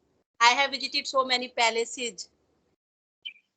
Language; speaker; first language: English; non-native, local second language; Hindi